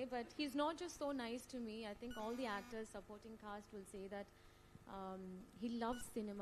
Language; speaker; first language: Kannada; non-native, learner; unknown